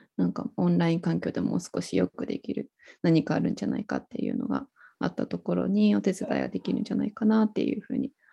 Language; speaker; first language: Japanese; native; Japanese